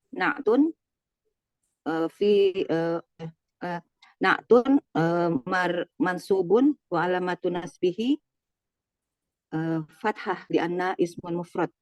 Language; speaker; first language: Arabic; non-native, learner; Indonesian